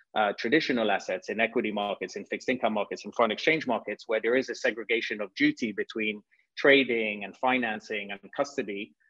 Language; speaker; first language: English; non-native, fluent; French